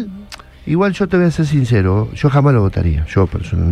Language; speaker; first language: Spanish; native; Spanish